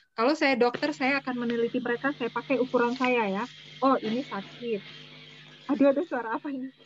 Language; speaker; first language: Indonesian; native; Indonesian